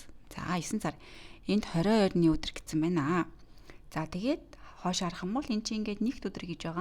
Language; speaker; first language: Mongolian; native; Mongolian